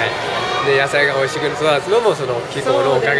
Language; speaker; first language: Japanese; native; Japanese